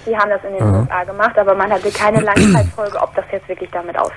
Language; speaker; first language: German; native; German